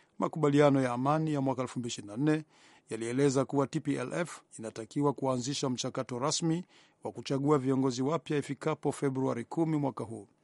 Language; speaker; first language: Swahili; non-native, local second language; Rundi